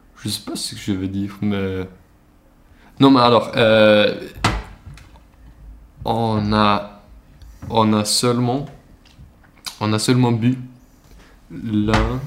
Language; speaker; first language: French; non-native, learner; Swedish